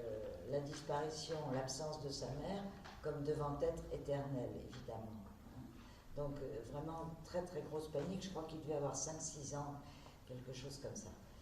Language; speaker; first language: French; native; French